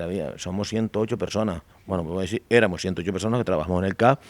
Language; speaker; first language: Spanish; native; Spanish